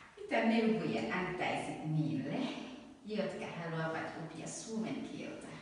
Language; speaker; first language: Finnish; non-native, learner; Akan